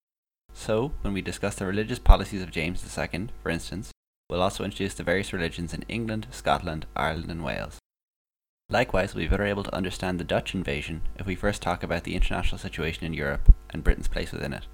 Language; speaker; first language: English; native; English